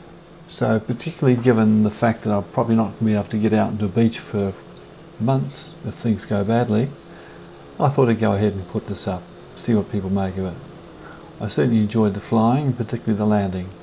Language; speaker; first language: English; native; English